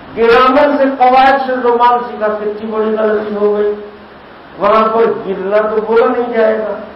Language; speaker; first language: Urdu; native; Urdu